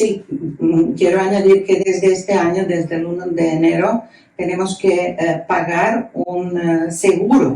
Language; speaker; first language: Spanish; non-native, fluent; Croatian